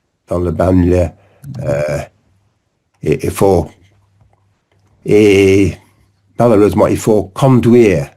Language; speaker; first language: French; non-native, learner; English